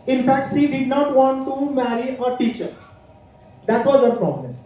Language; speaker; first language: Hindi; non-native, local second language; Marathi